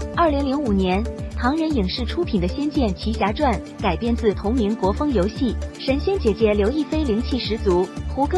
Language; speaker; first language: Chinese; native; Chinese